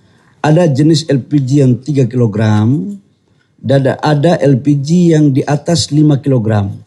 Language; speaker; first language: Indonesian; native; Indonesian